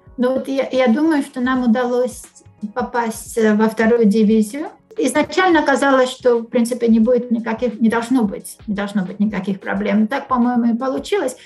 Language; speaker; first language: Russian; non-native, local second language; Georgian